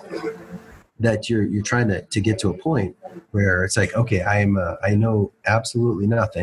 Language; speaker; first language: English; native; English